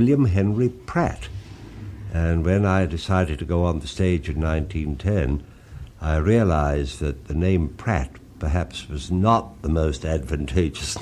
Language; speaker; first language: English; native; English